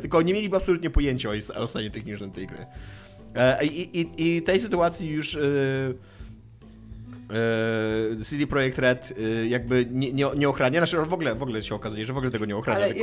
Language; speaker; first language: Polish; native; Polish